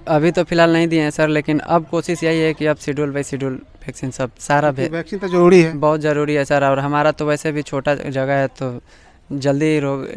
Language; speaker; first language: Hindi; native; Hindi